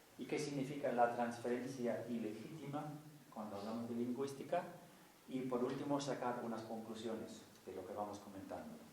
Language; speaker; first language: Spanish; non-native, fluent; Danish